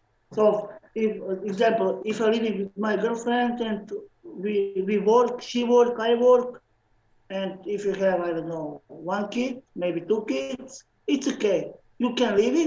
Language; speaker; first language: English; non-native, learner; Slovenian